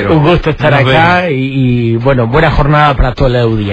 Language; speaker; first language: Spanish; native; Spanish